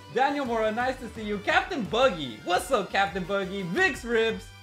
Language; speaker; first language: English; non-native, fluent; Spanish